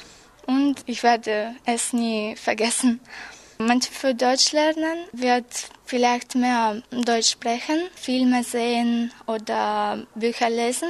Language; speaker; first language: German; non-native, learner; Romanian